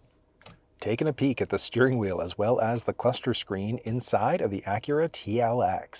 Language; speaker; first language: English; native; English